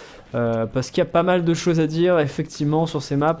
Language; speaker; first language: French; native; French